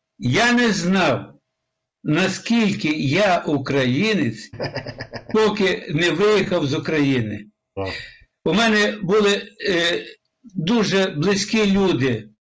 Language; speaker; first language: Ukrainian; native; Ukrainian